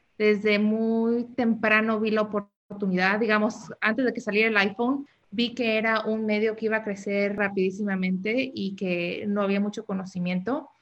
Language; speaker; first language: Spanish; native; Spanish